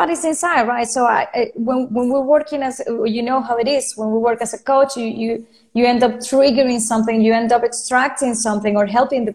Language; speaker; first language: English; non-native, fluent; Spanish